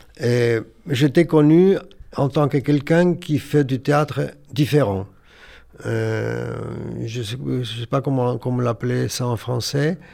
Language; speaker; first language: French; non-native, fluent; Yiddish